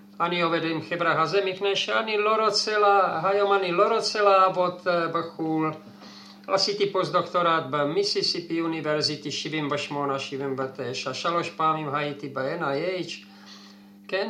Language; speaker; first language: Hebrew; non-native, fluent; Czech